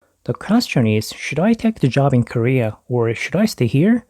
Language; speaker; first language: English; non-native, fluent; Korean